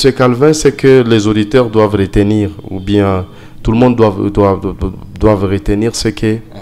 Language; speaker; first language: French; non-native, local second language; Swahili